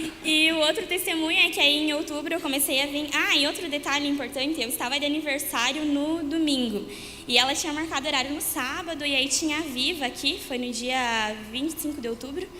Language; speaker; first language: Portuguese; native; Portuguese